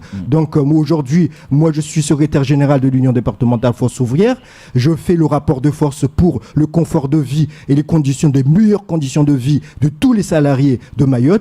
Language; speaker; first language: French; non-native, local second language; Comorian